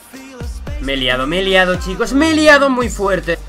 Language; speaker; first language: Spanish; native; Spanish